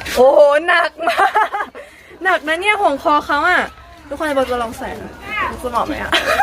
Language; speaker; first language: Thai; non-native, local second language; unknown